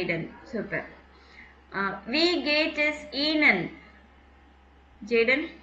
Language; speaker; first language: German; non-native, fluent; Tamil